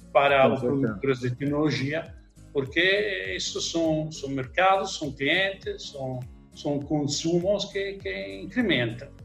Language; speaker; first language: Portuguese; non-native, learner; Italian